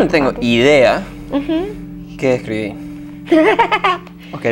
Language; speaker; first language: Spanish; non-native, fluent; English